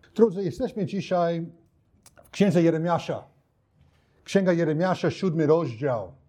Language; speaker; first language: Polish; non-native, fluent; English